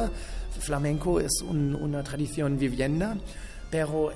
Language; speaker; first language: Spanish; non-native, learner; German